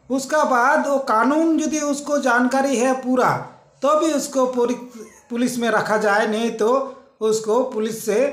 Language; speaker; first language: Hindi; non-native, local second language; Santali